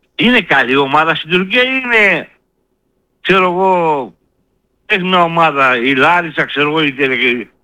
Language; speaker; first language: Greek; native; Greek